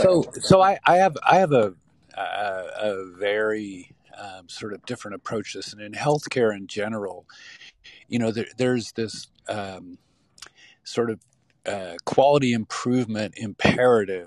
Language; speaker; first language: English; non-native, fluent; Portuguese